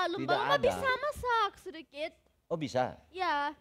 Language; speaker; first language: Indonesian; non-native, fluent; German